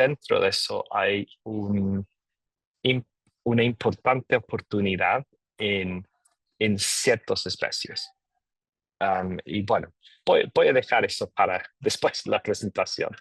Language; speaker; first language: Spanish; non-native, fluent; English